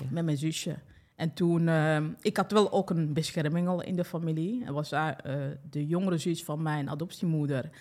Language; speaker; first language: Dutch; early bilingual, other home language; Kinyarwanda